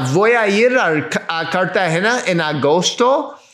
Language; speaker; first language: Spanish; non-native, learner; English